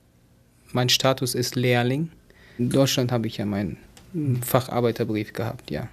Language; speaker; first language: German; early bilingual, other home language; Russian